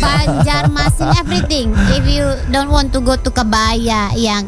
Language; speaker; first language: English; non-native, learner; Indonesian